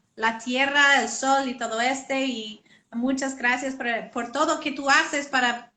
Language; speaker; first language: Spanish; non-native, learner; English